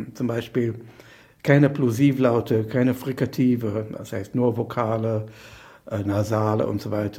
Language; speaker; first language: German; non-native, fluent; English